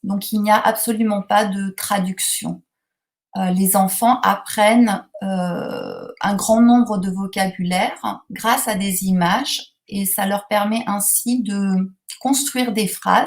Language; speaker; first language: French; native; French